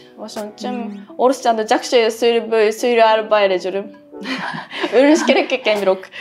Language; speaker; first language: Kyrgyz; non-native, fluent; Japanese